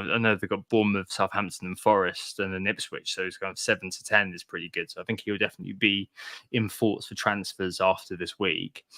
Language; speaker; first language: English; native; English